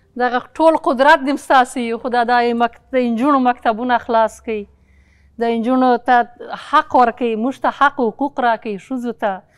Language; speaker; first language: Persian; non-native, local second language; Pashto